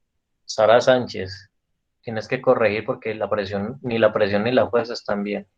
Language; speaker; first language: Spanish; native; Spanish